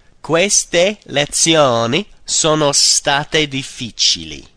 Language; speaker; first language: Italian; non-native, fluent; English